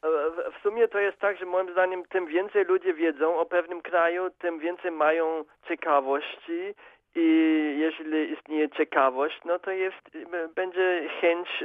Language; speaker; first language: Polish; non-native, fluent; German